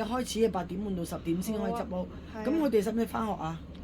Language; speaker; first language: Cantonese; native; Cantonese